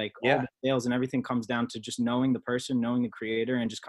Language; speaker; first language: English; native; English